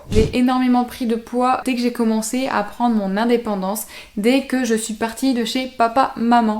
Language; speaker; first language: French; native; French